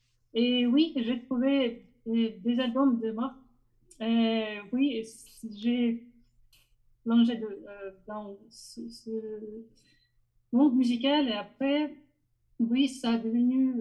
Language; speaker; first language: French; non-native, learner; Russian